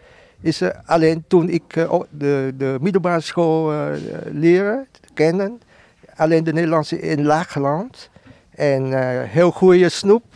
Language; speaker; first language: Dutch; non-native, learner; Vietnamese